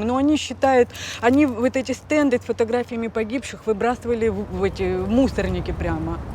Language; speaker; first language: Russian; native; Russian